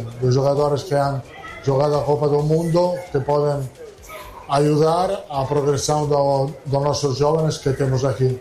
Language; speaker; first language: Portuguese; non-native, fluent; Italian